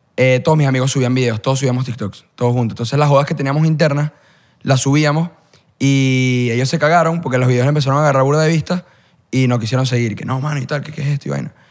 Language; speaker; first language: Spanish; native; Spanish